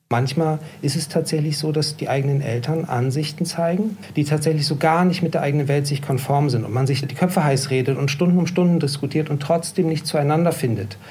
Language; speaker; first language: German; native; German